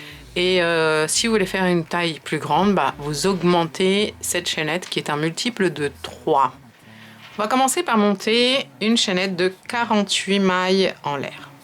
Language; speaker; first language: French; native; French